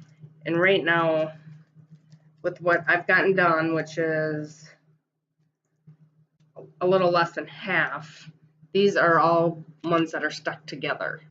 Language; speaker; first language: English; native; English